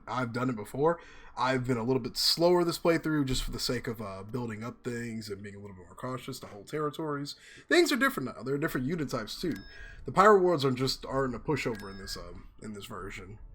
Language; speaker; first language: English; native; English